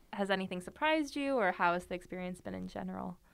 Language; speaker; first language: English; native; English